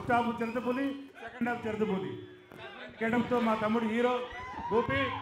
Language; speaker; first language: Telugu; native; Telugu